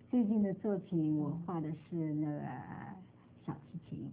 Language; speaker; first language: Chinese; native; Chinese